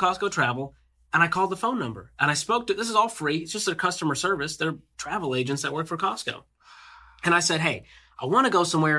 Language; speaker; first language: English; native; English